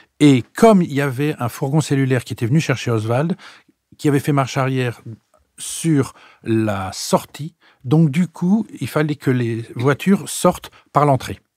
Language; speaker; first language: French; native; French